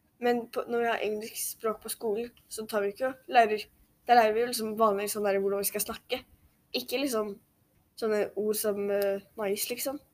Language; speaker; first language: Norwegian; native; Norwegian